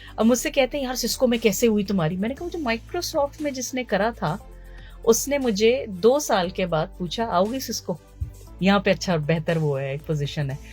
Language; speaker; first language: Urdu; early bilingual, heritage; Urdu